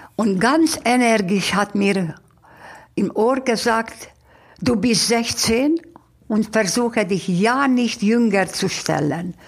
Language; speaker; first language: German; non-native, fluent; Hungarian